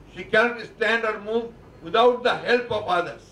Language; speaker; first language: English; non-native, local second language; Bangla